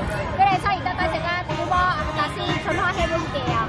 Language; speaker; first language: Korean; non-native, fluent; Vietnamese